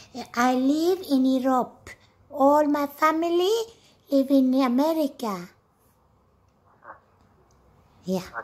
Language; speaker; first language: English; non-native, learner; Amharic